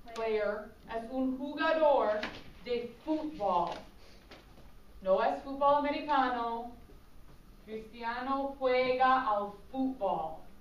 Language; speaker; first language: Spanish; non-native, fluent; English